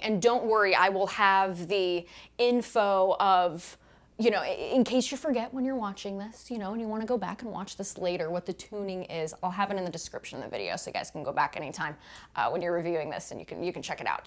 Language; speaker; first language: English; native; English